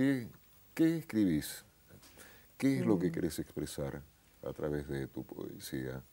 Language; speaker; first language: Spanish; native; Spanish